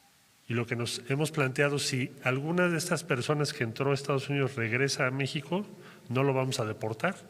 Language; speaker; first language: Spanish; native; Spanish